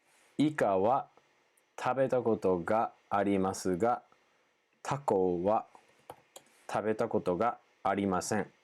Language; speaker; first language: Japanese; non-native, fluent; English